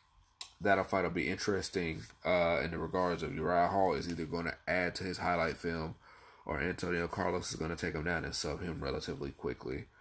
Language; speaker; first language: English; native; English